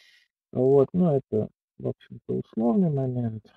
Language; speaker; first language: Russian; native; Russian